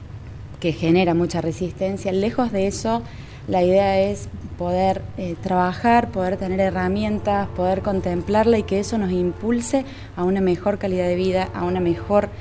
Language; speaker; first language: Spanish; native; Spanish